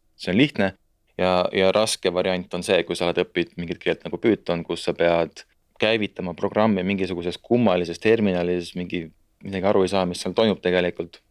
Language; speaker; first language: Estonian; native; Estonian